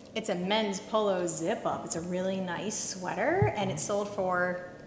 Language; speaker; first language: English; native; English